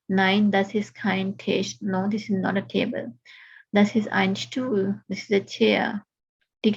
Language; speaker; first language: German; non-native, fluent; Urdu